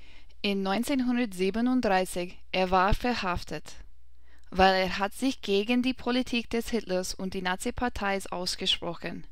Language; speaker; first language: German; non-native, learner; English